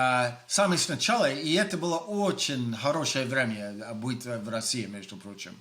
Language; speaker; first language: Russian; non-native, fluent; English